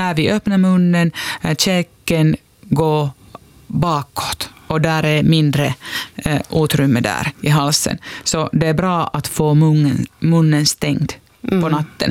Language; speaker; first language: Swedish; non-native, local second language; Finnish